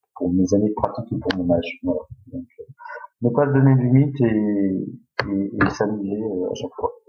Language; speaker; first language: French; native; French